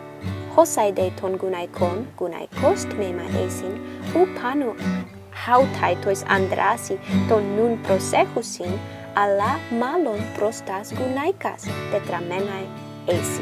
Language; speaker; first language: Greek; non-native, learner; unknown